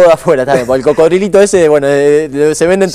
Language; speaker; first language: Spanish; native; Spanish